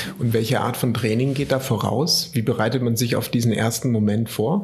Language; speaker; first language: German; native; German